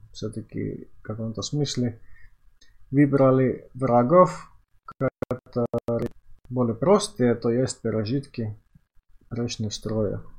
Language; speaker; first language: Russian; non-native, fluent; Finnish